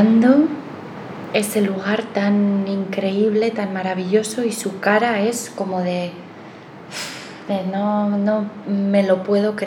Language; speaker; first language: Spanish; native; Spanish